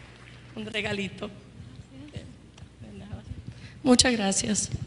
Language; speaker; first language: Spanish; non-native, fluent; English